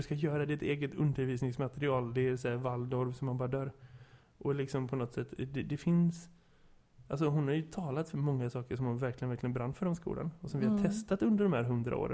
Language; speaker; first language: Swedish; native; Swedish